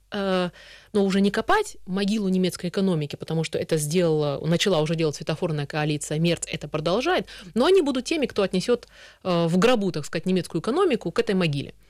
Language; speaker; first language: Russian; early bilingual, heritage; Russian